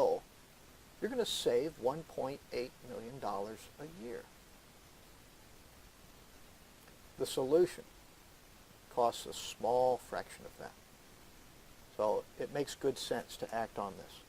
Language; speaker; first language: English; native; English